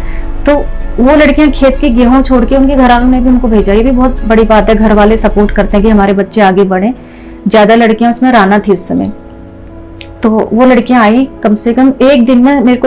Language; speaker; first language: Hindi; native; Hindi